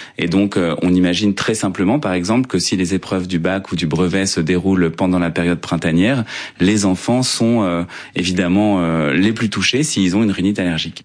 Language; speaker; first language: French; native; French